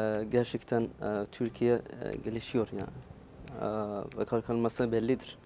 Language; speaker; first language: Turkish; non-native, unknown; Arabic